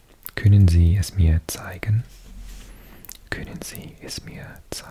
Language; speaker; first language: German; non-native, learner; English